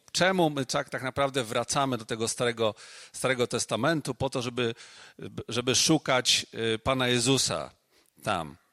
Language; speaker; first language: Polish; native; Polish